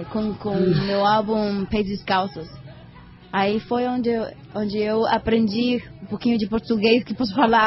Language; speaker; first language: Portuguese; non-native, learner; Spanish